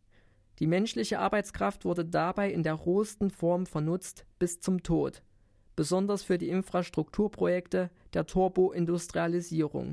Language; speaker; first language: German; native; German